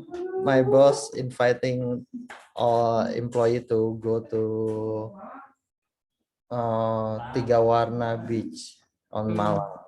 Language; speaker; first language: English; non-native, learner; Indonesian